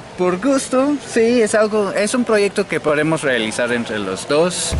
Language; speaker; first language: Spanish; non-native, fluent; English